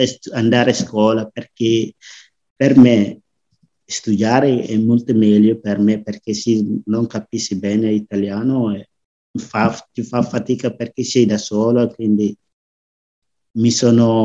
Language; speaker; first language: Italian; non-native, learner; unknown